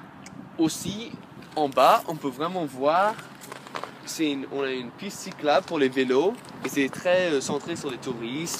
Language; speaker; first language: French; non-native, fluent; English